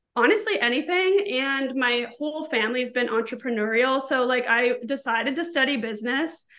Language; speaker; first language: English; native; English